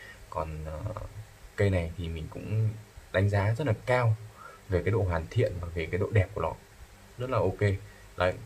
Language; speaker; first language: Vietnamese; native; Vietnamese